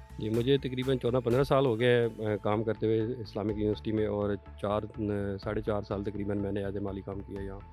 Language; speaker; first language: Urdu; non-native, local second language; Punjabi